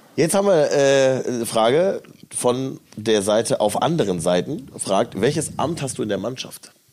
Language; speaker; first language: German; native; German